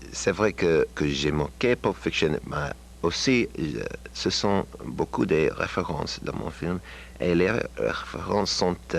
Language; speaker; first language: French; non-native, learner; English